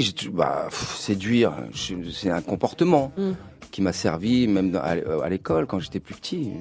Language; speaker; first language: French; native; French